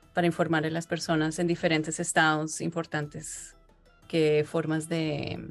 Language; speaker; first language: Spanish; early bilingual, heritage; Spanish